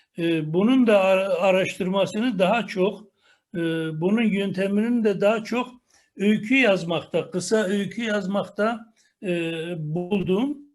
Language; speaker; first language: Turkish; non-native, local second language; Kurdish